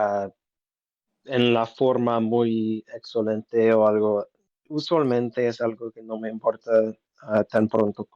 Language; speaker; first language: Spanish; non-native, learner; English